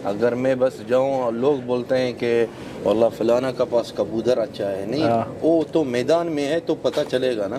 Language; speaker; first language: Hindi; non-native, learner; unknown